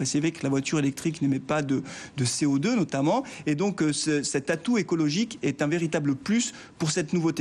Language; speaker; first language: French; native; French